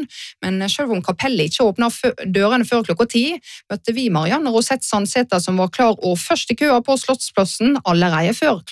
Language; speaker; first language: Norwegian; native; Norwegian